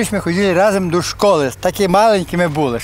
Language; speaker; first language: Polish; non-native, local second language; Ukrainian